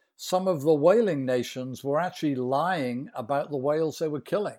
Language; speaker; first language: English; native; English